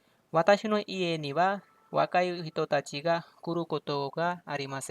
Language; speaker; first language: Japanese; non-native, fluent; Hindi